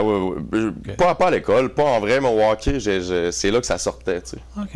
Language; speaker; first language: French; native; French